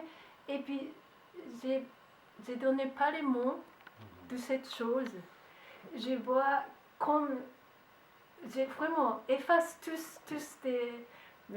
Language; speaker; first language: French; non-native, learner; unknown